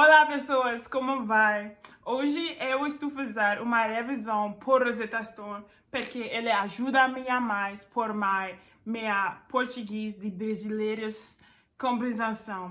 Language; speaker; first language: Portuguese; non-native, learner; English